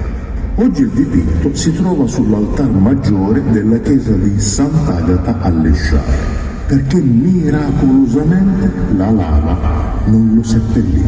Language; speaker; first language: Italian; native; Italian